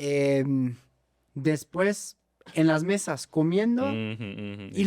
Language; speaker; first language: Spanish; non-native, fluent; German